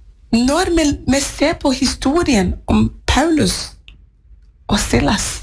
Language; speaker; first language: Norwegian; non-native, fluent; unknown